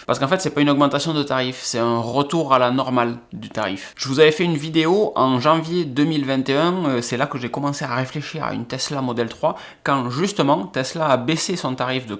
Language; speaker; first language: French; native; French